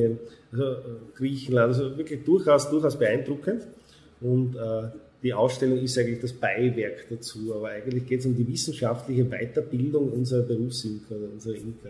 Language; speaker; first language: German; native; German